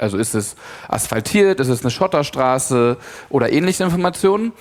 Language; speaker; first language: German; native; German